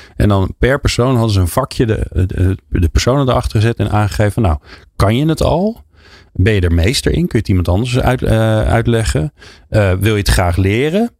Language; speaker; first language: Dutch; native; Dutch